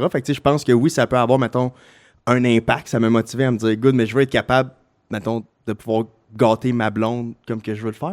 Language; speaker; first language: French; native; French